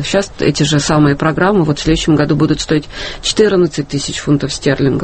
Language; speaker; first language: Russian; native; Russian